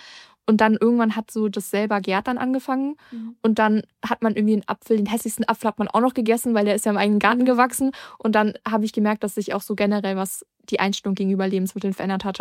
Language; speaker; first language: German; native; German